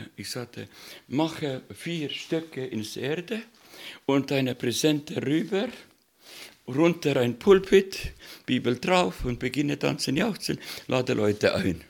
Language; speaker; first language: German; non-native, fluent; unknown